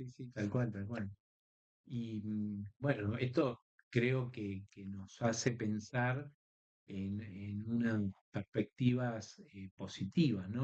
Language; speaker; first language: Spanish; native; Spanish